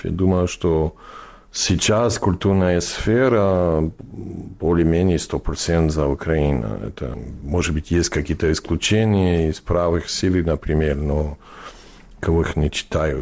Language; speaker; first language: Russian; non-native, fluent; English